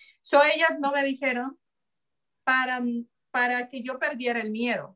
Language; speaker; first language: Spanish; native; Spanish